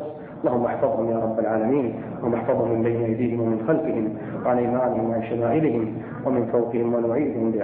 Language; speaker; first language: Arabic; native; Arabic